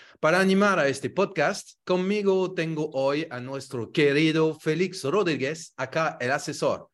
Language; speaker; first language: Spanish; non-native, fluent; French